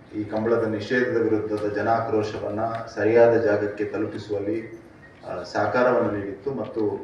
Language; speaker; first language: Kannada; non-native, local second language; Tulu